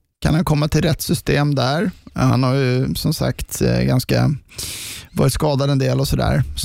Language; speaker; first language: Swedish; native; Swedish